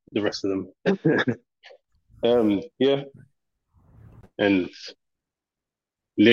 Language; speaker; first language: English; native; English